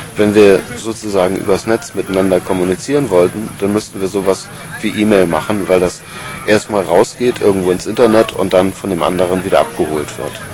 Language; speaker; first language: German; native; German